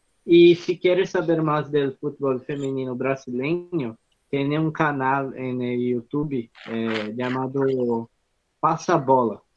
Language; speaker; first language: Spanish; non-native, learner; Portuguese